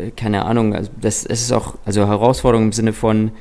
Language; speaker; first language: German; early bilingual, other home language; Russian